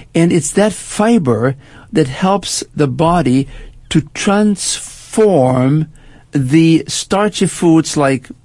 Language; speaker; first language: English; non-native, fluent; German